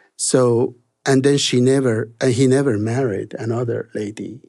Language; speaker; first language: English; non-native, fluent; Persian